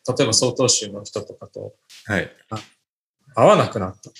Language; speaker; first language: Japanese; native; Japanese